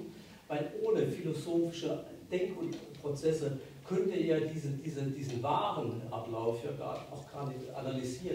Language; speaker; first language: German; native; German